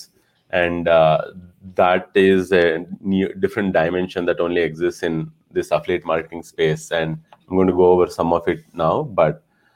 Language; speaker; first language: English; non-native, local second language; Telugu